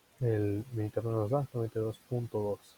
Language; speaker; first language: Spanish; native; Spanish